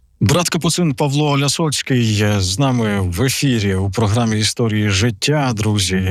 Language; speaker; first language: Ukrainian; native; Ukrainian